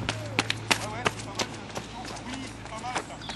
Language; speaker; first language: French; native; French